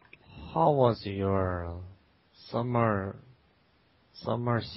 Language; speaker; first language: English; non-native, learner; Korean